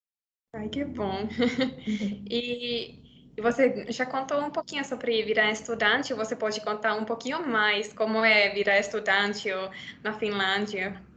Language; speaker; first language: Portuguese; non-native, learner; Finnish